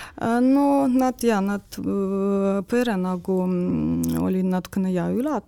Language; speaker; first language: Estonian; non-native, local second language; Russian